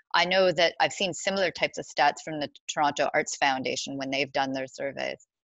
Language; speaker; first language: English; native; English